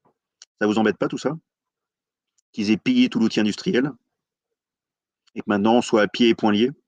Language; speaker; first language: French; native; French